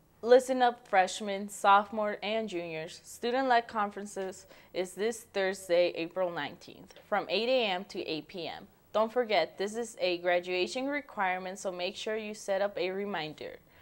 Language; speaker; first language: English; early bilingual, other home language; Spanish